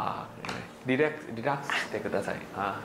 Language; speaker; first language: Japanese; non-native, learner; Korean